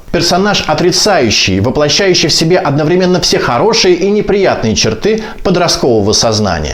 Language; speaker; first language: Russian; native; Russian